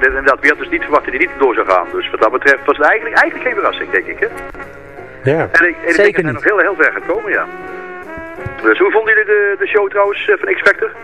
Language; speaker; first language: Dutch; native; Dutch